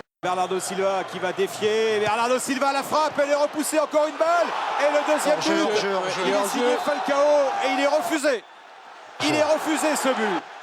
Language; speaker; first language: French; native; French